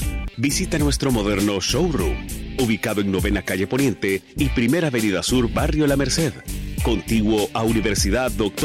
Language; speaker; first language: Spanish; native; Spanish